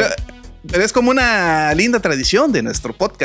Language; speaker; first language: Spanish; native; Spanish